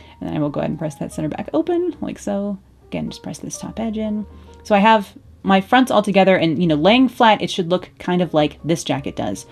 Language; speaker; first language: English; native; English